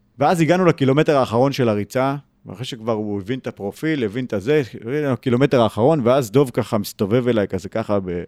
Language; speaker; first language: Hebrew; native; Hebrew